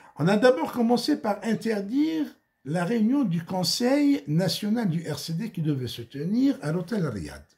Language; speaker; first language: French; non-native, local second language; Arabic